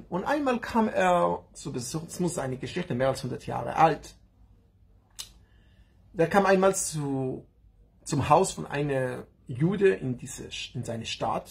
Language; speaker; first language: German; non-native, learner; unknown